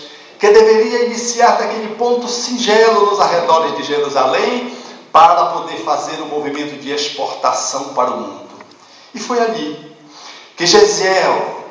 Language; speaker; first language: Portuguese; native; Portuguese